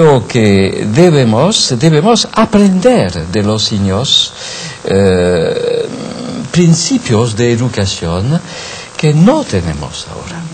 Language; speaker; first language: Spanish; non-native, fluent; French